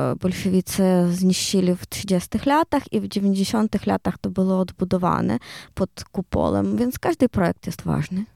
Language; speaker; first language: Polish; non-native, learner; Ukrainian